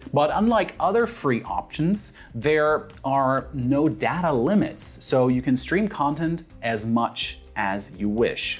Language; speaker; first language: English; non-native, fluent; German